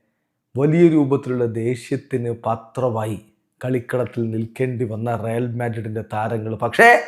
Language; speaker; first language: Malayalam; native; Malayalam